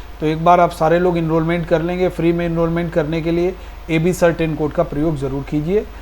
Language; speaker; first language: Hindi; native; Hindi